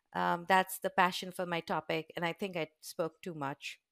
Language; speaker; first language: English; non-native, local second language; Hindi